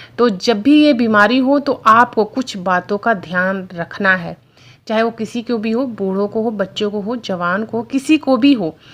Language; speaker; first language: Hindi; non-native, local second language; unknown